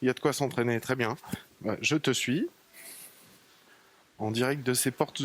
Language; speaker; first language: French; native; French